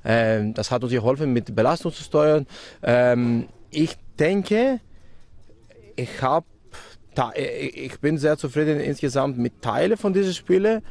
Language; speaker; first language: German; non-native, fluent; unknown